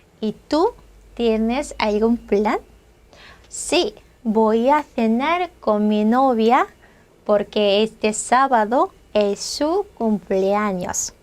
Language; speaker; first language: Spanish; non-native, fluent; Korean